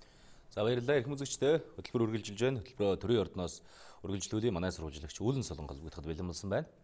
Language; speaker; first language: Mongolian; native; Mongolian